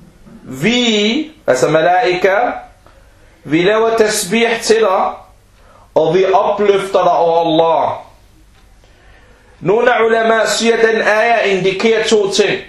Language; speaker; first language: Danish; early bilingual, other home language; Arabic